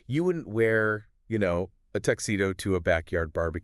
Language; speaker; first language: English; native; English